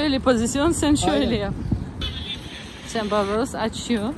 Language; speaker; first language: Turkish; non-native, learner; Russian